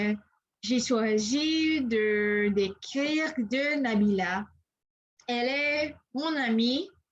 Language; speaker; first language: French; non-native, learner; English